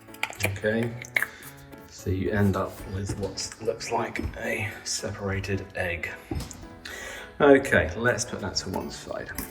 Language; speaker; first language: English; native; English